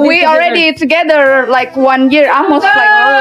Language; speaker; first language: English; non-native, learner; Indonesian